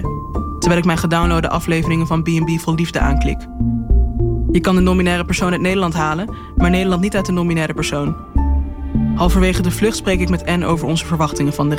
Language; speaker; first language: Dutch; native; Dutch